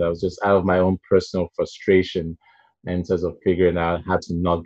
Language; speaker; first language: English; non-native, local second language; Igbo